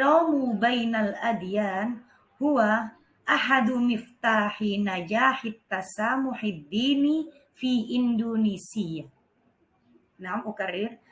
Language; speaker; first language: Arabic; non-native, fluent; Indonesian